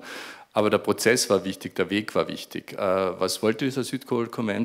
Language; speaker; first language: German; native; German